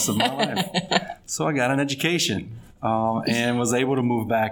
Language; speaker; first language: English; native; English